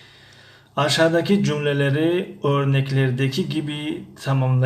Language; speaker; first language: Turkish; non-native, fluent; Tajik